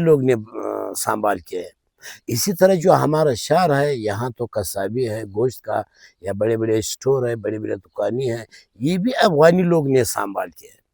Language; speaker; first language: Urdu; non-native, local second language; Pashto